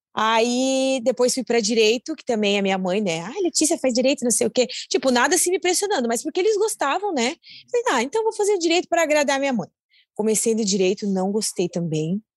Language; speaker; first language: Portuguese; native; Portuguese